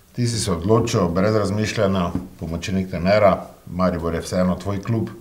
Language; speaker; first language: Slovenian; native; Slovenian